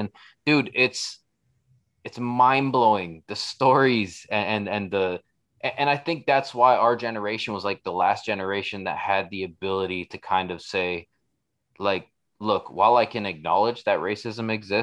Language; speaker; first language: English; native; English